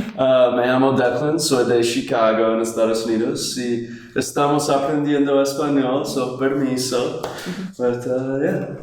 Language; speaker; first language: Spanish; non-native, learner; English